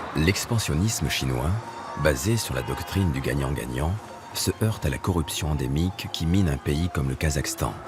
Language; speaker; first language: French; native; French